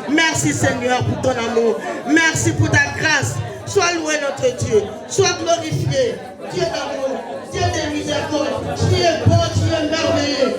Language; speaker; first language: French; non-native, local second language; Lingala